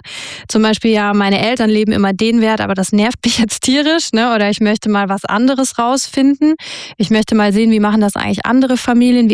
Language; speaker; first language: German; native; German